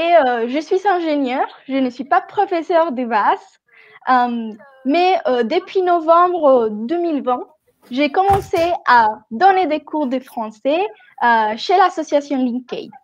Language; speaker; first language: French; non-native, fluent; Spanish